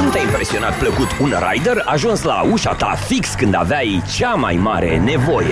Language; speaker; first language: Romanian; native; Romanian